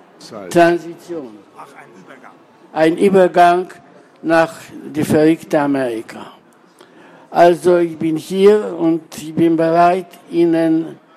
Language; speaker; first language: German; non-native, fluent; Romanian